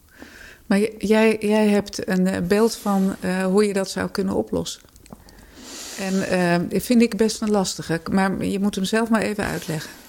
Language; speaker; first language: Dutch; native; Dutch